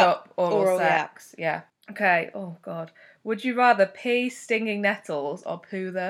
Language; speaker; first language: English; native; English